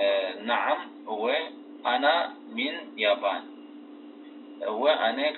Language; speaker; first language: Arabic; non-native, learner; Tigrinya